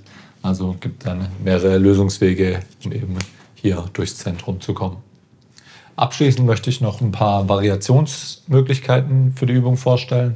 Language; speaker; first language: German; native; German